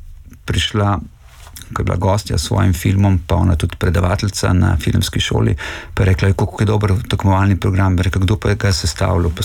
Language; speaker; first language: Slovenian; native; Slovenian